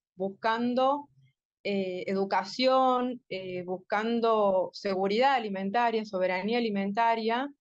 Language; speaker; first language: Spanish; native; Spanish